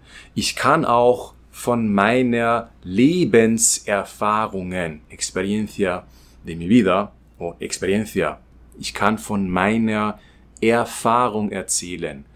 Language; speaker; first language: German; non-native, fluent; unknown